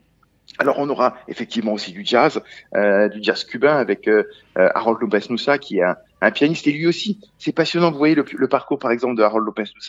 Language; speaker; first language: French; native; French